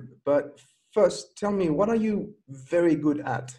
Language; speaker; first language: English; non-native, fluent; French